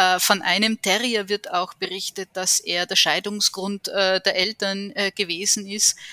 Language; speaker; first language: German; native; German